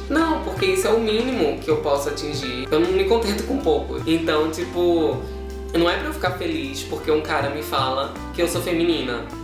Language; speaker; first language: Portuguese; native; Portuguese